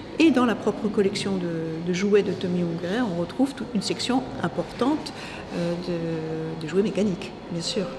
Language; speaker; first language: French; native; French